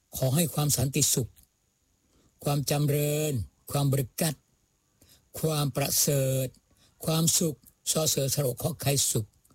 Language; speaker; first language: Thai; non-native, local second language; Malay